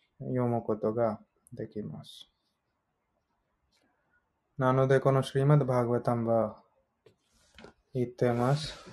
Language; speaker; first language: Japanese; non-native, learner; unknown